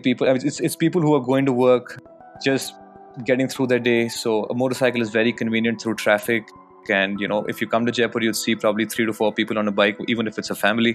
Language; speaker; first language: English; non-native, local second language; Hindi